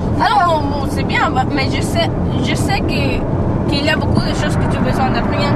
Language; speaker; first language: French; non-native, learner; Spanish